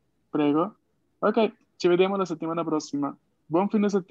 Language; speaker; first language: Italian; non-native, fluent; Spanish